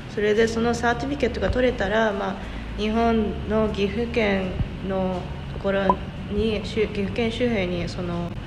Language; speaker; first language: Japanese; early bilingual, heritage; Japanese